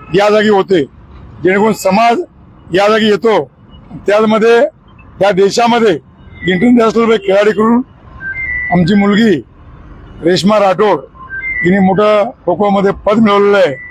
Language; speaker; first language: Marathi; non-native, local second language; Lambadi